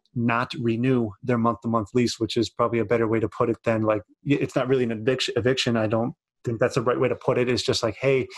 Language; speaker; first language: English; native; English